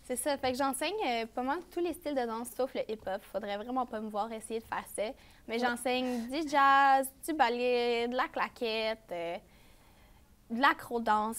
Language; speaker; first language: French; native; French